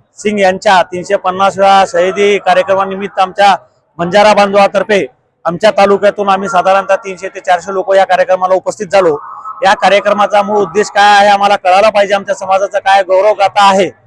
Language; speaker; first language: Marathi; non-native, local second language; Lambadi